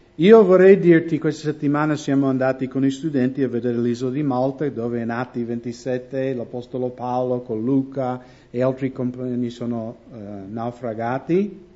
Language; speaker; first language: Italian; non-native, fluent; English